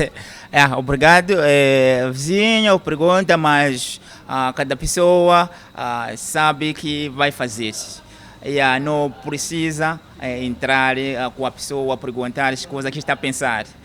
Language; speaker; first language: Portuguese; non-native, learner; Kinyarwanda